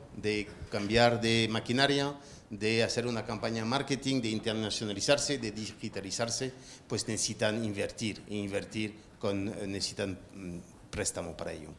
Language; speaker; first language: Spanish; non-native, fluent; French